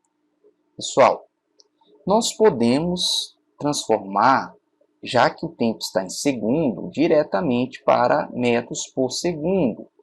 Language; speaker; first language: Portuguese; native; Portuguese